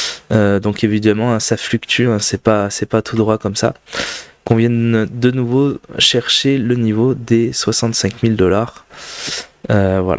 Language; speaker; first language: French; native; French